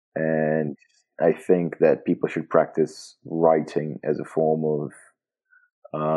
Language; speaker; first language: English; non-native, fluent; Portuguese